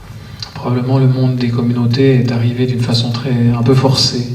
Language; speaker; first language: French; native; French